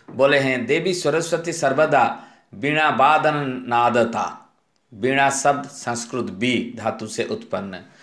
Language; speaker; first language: Hindi; non-native, local second language; Odia